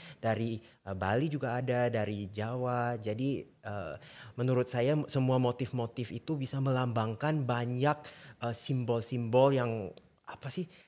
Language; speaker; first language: Indonesian; non-native, fluent; English